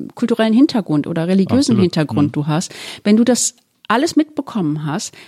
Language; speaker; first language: German; early bilingual, other home language; Turkish